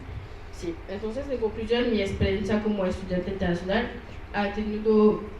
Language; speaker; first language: Spanish; non-native, learner; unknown